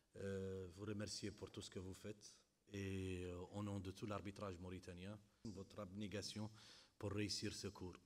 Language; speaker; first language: French; non-native, local second language; Arabic